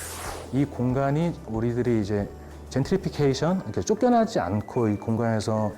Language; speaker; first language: Korean; native; Korean